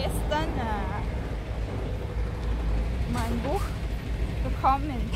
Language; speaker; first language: German; non-native, learner; Thai